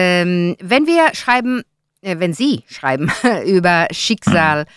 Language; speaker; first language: German; non-native, learner; Italian